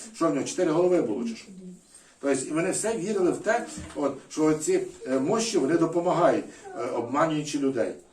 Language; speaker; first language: Ukrainian; non-native, local second language; Russian